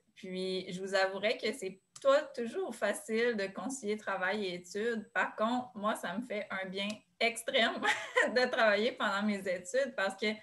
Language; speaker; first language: French; native; French